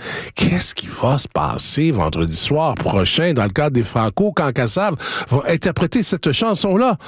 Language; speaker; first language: French; native; French